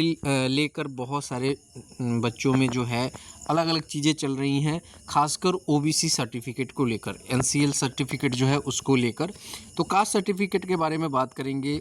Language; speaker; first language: Hindi; native; Hindi